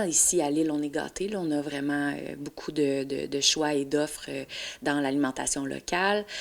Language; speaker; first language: French; native; French